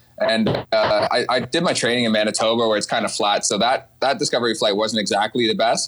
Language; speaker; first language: English; native; English